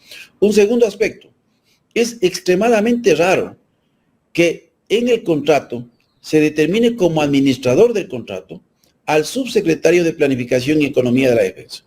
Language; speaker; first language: Spanish; native; Spanish